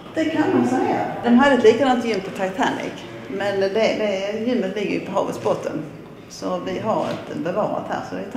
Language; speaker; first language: Swedish; native; Swedish